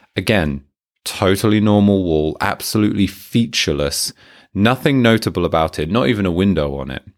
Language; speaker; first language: English; native; English